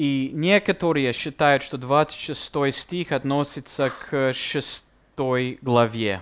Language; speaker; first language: Russian; non-native, fluent; English